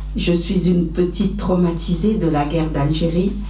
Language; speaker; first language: French; early bilingual, other home language; Arabic